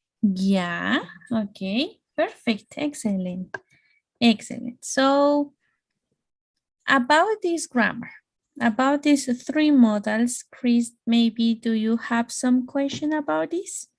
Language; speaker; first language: English; non-native, fluent; Spanish